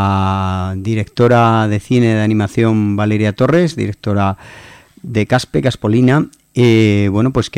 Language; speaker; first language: Spanish; native; Spanish